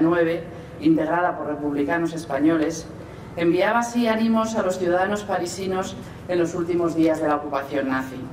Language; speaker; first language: Spanish; native; Spanish